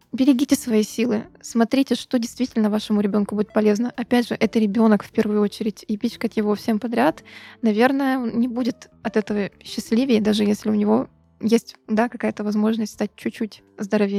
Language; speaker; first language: Russian; native; Russian